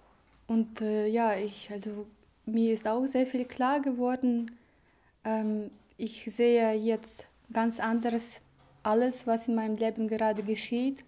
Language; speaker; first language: German; non-native, fluent; Russian